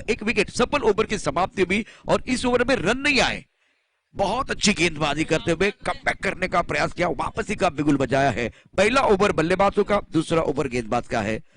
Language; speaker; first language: Hindi; non-native, local second language; Marathi